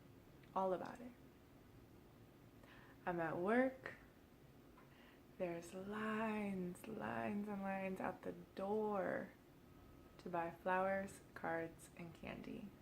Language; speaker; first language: English; native; English